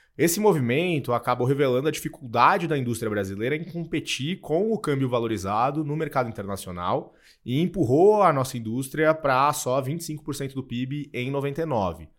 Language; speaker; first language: Portuguese; native; Portuguese